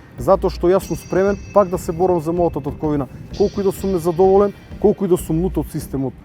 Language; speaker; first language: Macedonian; native; Macedonian